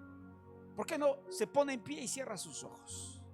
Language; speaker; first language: Spanish; native; Spanish